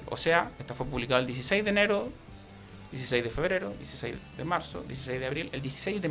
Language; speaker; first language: Spanish; native; Spanish